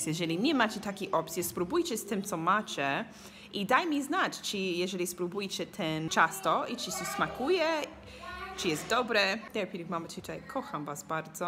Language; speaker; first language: Polish; non-native, learner; English